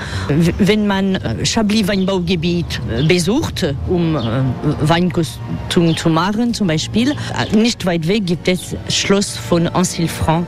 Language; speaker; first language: German; non-native, fluent; French